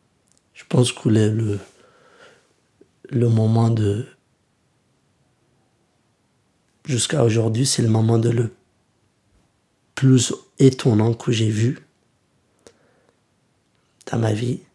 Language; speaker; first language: French; early bilingual, other home language; Kurdish